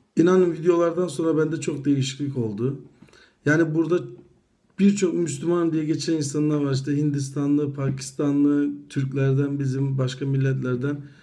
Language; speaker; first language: Turkish; native; Turkish